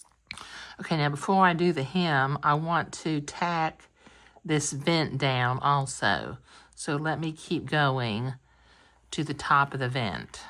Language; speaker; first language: English; native; English